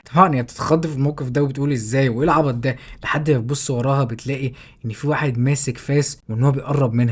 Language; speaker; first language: Arabic; native; Arabic